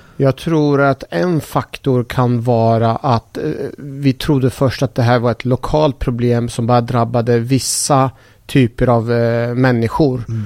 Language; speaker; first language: Swedish; early bilingual, other home language; Persian